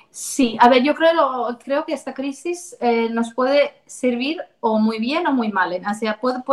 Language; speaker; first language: Spanish; non-native, fluent; Danish